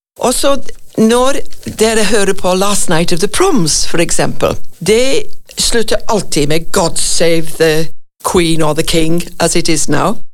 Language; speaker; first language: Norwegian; non-native, fluent; English